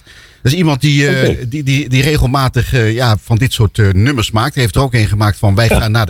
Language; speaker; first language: Dutch; native; Dutch